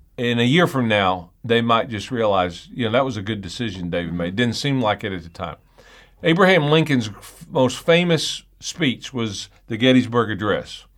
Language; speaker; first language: English; native; English